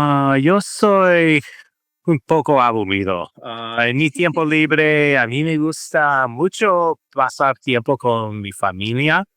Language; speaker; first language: Spanish; non-native, learner; English